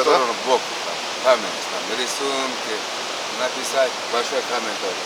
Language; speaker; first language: Russian; non-native, local second language; Kyrgyz